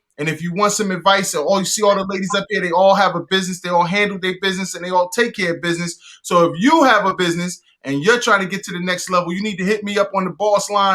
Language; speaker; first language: English; native; English